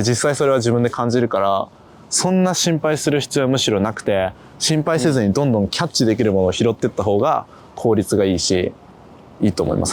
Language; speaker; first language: Japanese; native; Japanese